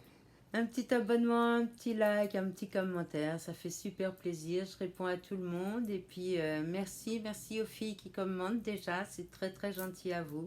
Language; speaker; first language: French; native; French